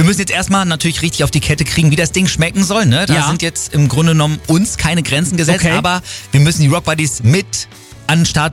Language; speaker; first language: German; native; German